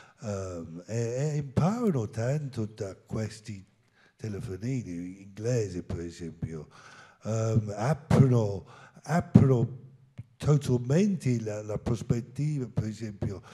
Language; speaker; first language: Italian; non-native, learner; English